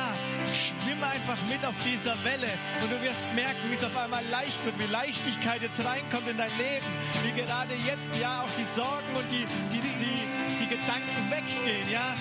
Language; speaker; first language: German; native; German